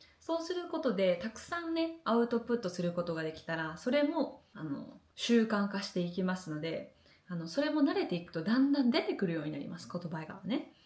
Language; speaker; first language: Japanese; native; Japanese